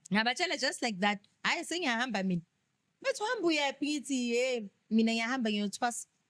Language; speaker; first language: Zulu; non-native, local second language; Tsonga